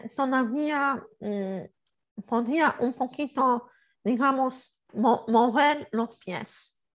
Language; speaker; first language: Spanish; non-native, fluent; Polish